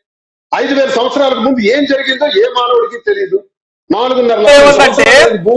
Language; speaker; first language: Telugu; native; Telugu